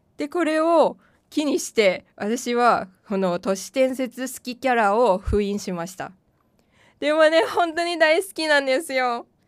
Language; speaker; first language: Japanese; non-native, fluent; Korean